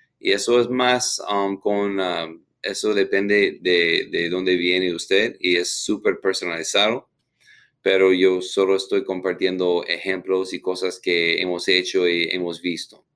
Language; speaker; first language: Spanish; non-native, fluent; English